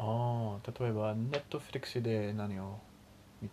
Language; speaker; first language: Japanese; non-native, learner; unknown